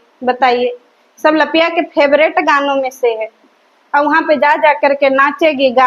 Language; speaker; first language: Hindi; native; Hindi